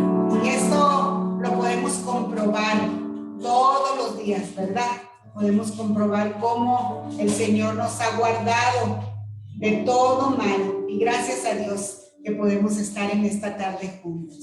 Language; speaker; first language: Spanish; native; Spanish